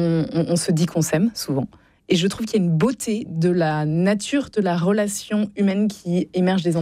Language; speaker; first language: French; native; French